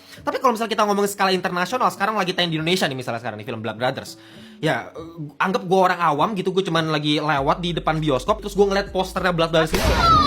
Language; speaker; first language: Indonesian; native; Indonesian